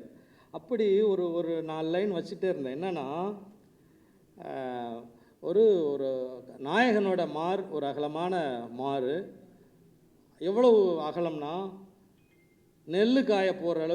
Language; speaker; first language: Tamil; native; Tamil